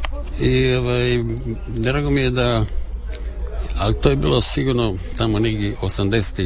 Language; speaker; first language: Serbian; native; Serbian